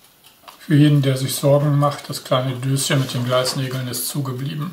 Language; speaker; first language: German; native; German